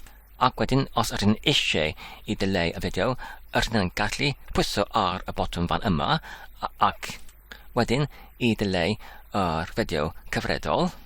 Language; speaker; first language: Welsh; non-native, learner; English